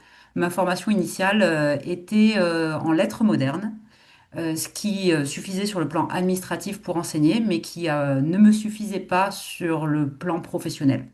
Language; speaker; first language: French; native; French